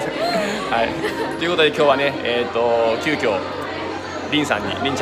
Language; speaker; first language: Japanese; native; Japanese